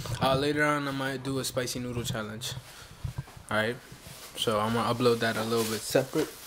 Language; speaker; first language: English; early bilingual, other home language; Spanish